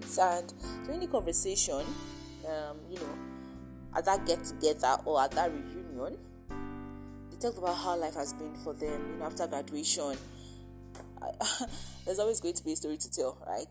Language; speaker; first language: English; non-native, local second language; Yoruba